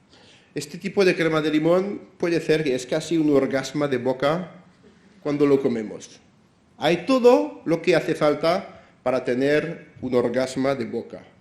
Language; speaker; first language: Spanish; non-native, fluent; French